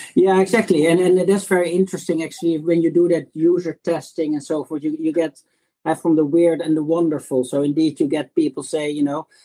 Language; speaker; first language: English; non-native, fluent; Dutch